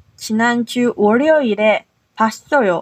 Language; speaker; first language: Korean; non-native, learner; Chinese